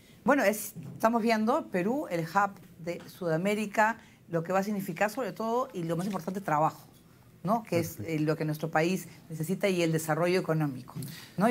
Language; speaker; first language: Spanish; native; Spanish